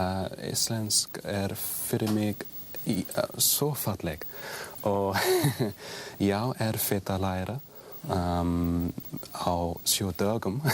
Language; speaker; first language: Icelandic; non-native, learner; English